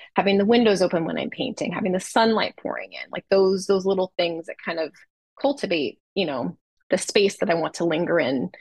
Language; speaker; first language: English; native; English